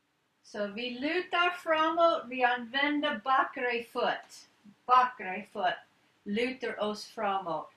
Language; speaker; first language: Swedish; non-native, learner; English